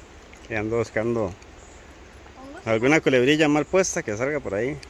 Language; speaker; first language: Spanish; native; Spanish